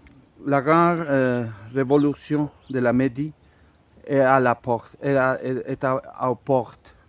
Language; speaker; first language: French; non-native, fluent; Spanish